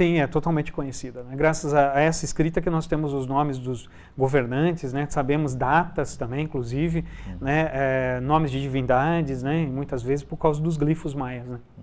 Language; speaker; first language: Portuguese; native; Portuguese